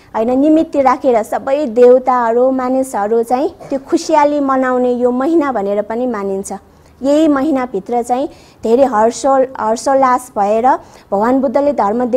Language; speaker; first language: Nepali; non-native, local second language; Newari